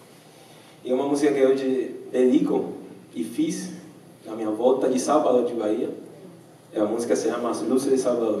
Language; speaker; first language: Portuguese; non-native, fluent; Spanish